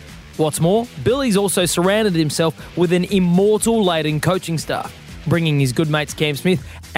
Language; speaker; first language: English; native; English